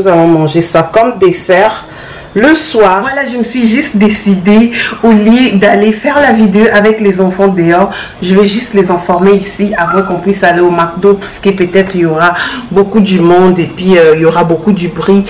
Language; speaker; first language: French; non-native, local second language; Lingala